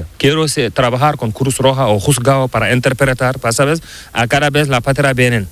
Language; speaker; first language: Spanish; non-native, learner; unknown